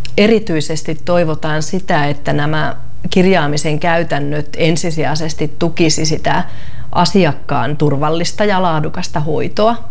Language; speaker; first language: Finnish; native; Finnish